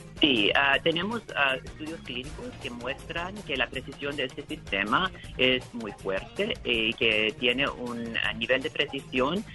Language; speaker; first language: Spanish; non-native, learner; English